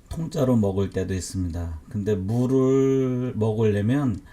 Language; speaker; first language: Korean; native; Korean